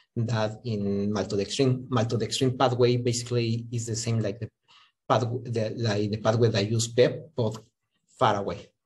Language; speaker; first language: English; non-native, fluent; Spanish